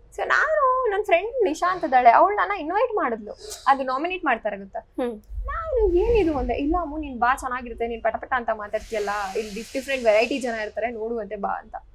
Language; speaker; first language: Kannada; native; Kannada